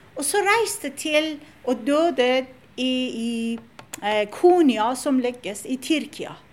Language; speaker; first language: Norwegian; non-native, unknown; Persian